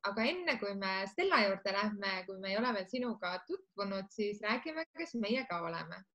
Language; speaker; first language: Estonian; native; Estonian